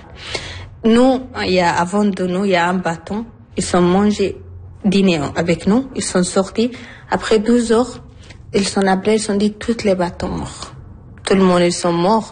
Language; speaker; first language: French; non-native, learner; Arabic